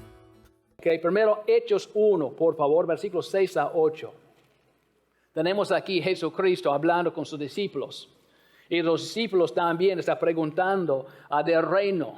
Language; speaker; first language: Spanish; non-native, fluent; English